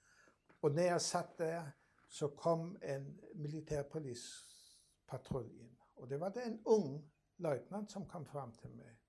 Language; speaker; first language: Swedish; non-native, fluent; German